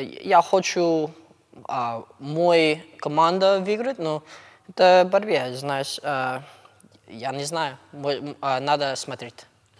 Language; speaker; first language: Russian; non-native, learner; English